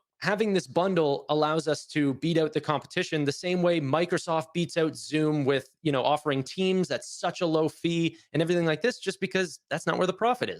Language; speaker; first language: English; native; English